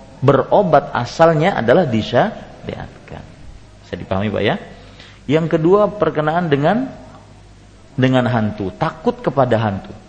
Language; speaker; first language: Indonesian; native; Indonesian